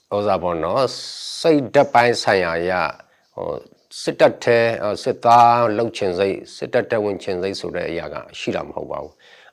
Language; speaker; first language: Burmese; non-native, local second language; S'gaw Karen